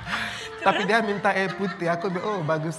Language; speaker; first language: Indonesian; non-native, fluent; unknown